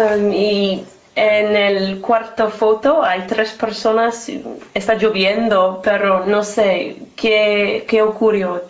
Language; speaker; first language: Spanish; non-native, learner; English